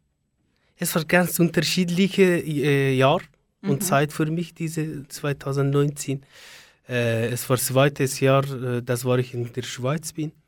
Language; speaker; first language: German; non-native, learner; Persian